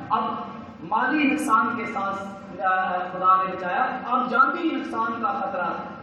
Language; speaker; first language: Urdu; non-native, local second language; Punjabi